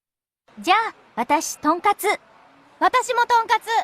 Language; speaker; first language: Japanese; non-native, learner; Indonesian